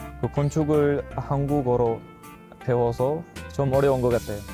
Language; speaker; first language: Korean; non-native, fluent; Uzbek